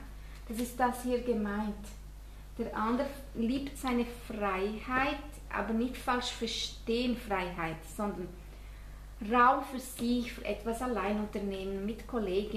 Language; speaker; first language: German; non-native, fluent; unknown